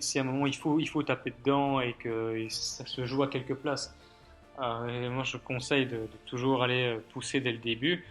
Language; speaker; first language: French; native; French